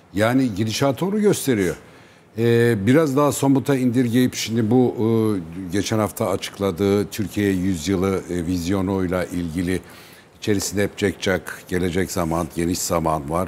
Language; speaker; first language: Turkish; native; Turkish